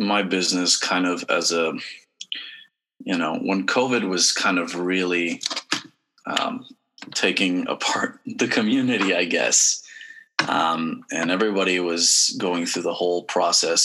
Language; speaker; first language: English; native; English